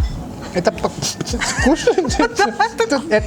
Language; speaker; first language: Russian; non-native, learner; Portuguese